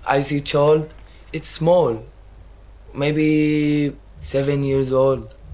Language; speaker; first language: English; non-native, learner; Arabic